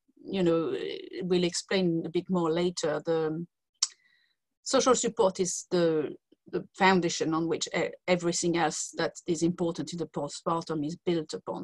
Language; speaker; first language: English; non-native, fluent; French